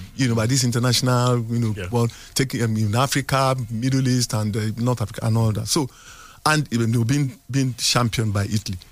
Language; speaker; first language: English; non-native, local second language; Yoruba